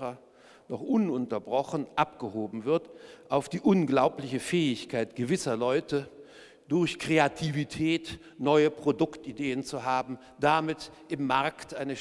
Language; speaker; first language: German; native; German